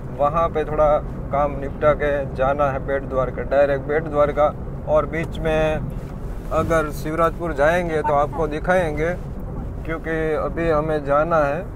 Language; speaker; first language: Hindi; non-native, local second language; Gujarati